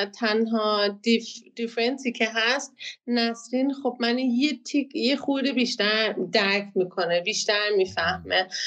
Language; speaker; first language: Persian; early bilingual, heritage; Persian